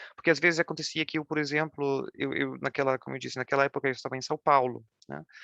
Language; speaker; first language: Portuguese; non-native, fluent; Polish